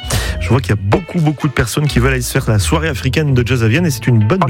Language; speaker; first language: French; native; French